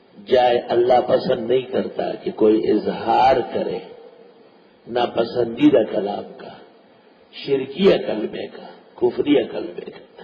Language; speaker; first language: Urdu; non-native, local second language; Pashto